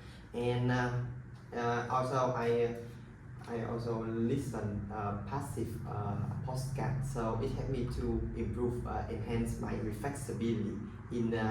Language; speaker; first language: English; non-native, learner; Vietnamese